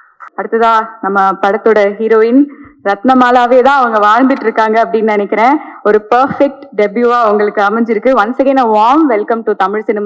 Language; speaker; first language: Tamil; native; Tamil